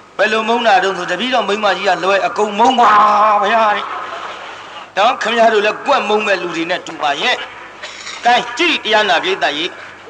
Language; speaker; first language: Burmese; native; Burmese